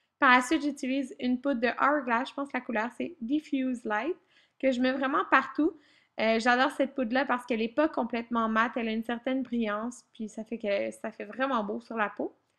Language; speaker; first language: French; native; French